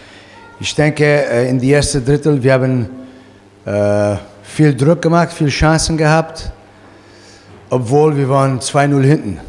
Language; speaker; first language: German; non-native, fluent; Italian